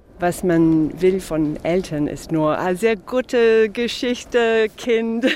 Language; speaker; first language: German; non-native, fluent; English